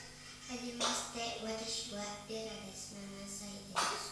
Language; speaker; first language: Japanese; non-native, learner; Indonesian